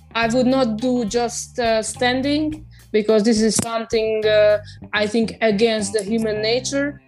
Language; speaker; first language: English; non-native, fluent; Romanian